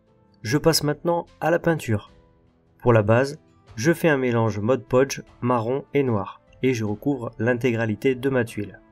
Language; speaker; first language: French; native; French